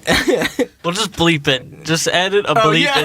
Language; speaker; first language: English; native; English